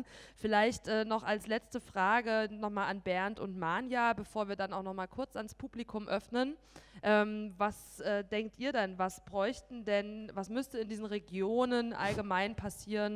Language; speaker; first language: German; native; German